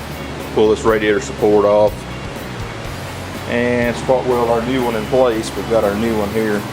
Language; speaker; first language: English; native; English